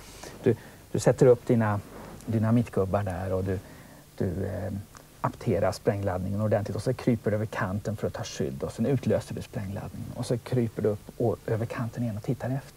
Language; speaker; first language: Swedish; native; Swedish